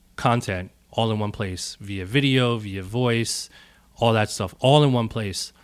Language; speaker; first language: English; native; English